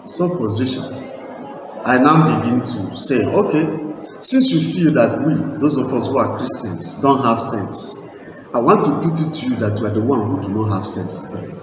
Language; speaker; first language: English; non-native, local second language; Igbo